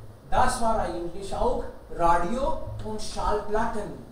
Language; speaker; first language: German; non-native, learner; Hindi